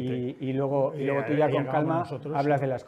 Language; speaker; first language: Spanish; native; Spanish